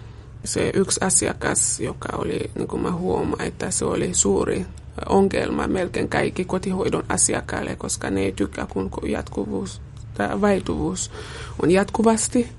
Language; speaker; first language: Finnish; non-native, fluent; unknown